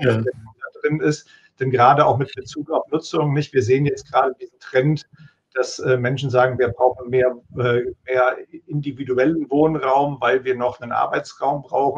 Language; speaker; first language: German; native; German